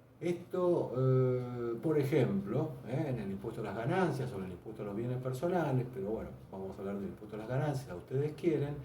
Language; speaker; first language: Spanish; native; Spanish